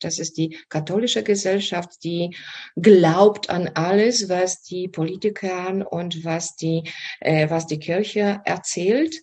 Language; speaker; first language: German; non-native, fluent; Polish